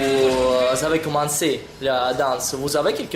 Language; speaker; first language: French; non-native, learner; Russian